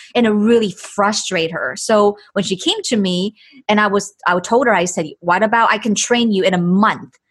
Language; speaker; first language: English; non-native, fluent; Chinese